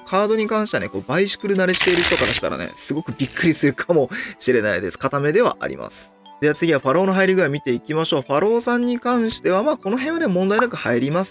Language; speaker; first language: Japanese; native; Japanese